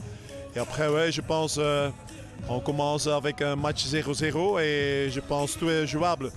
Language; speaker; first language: French; non-native, local second language; Dutch